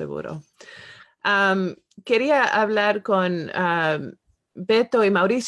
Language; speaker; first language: Spanish; non-native, fluent; English